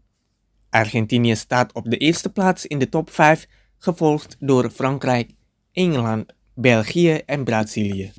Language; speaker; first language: Dutch; non-native, fluent; Indonesian